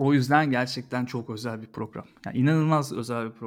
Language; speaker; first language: Turkish; native; Turkish